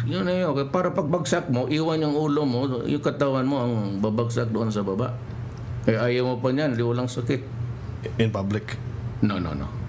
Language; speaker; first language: Filipino; non-native, local second language; Cebuano